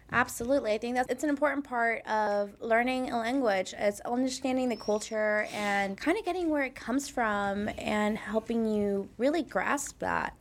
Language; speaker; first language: English; early bilingual, other home language; Spanish